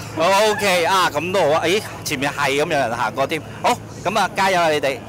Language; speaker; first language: Chinese; non-native, local second language; Cantonese